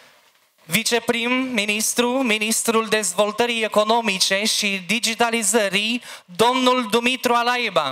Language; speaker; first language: Romanian; native; Romanian